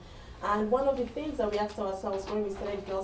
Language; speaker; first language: English; non-native, local second language; Hausa